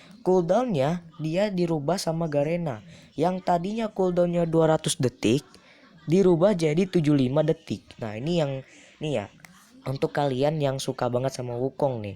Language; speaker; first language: Indonesian; native; Indonesian